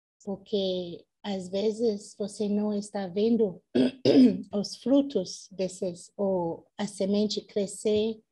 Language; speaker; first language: Portuguese; non-native, fluent; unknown